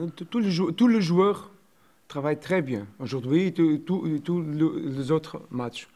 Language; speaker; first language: French; non-native, learner; Portuguese